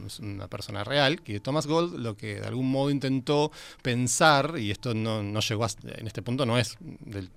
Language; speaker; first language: Spanish; native; Spanish